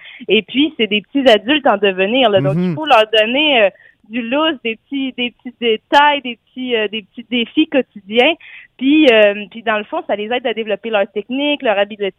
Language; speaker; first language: French; native; French